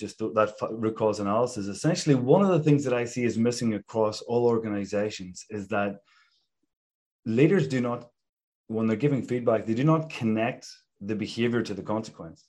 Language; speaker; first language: English; native; English